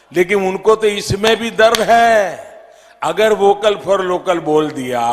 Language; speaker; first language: Hindi; non-native, local second language; Gujarati